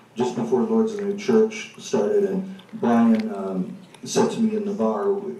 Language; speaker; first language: English; native; English